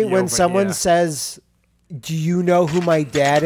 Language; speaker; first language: English; native; English